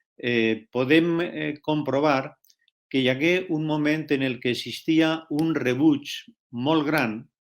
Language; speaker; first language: Catalan; non-native, local second language; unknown